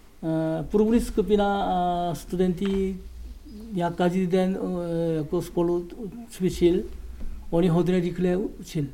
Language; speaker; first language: Czech; non-native, learner; Korean